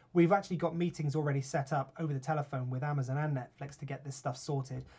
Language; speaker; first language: English; native; English